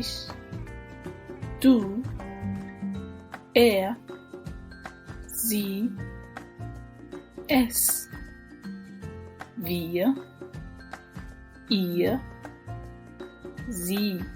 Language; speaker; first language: German; non-native, fluent; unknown